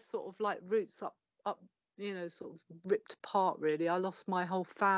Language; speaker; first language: English; native; English